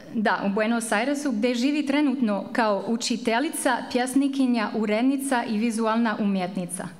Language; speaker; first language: Serbian; non-native, fluent; French